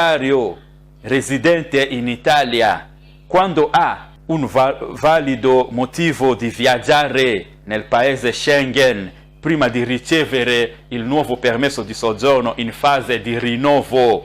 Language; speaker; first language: Italian; non-native, fluent; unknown